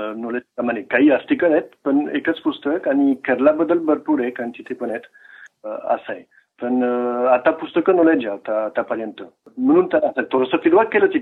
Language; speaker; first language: Marathi; non-native, fluent; French